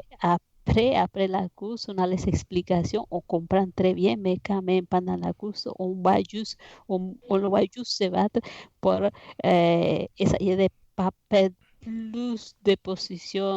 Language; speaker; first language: French; non-native, fluent; Spanish